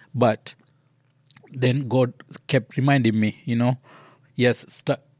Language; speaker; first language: English; non-native, local second language; Sinhala